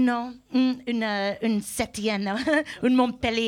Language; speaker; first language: French; non-native, learner; English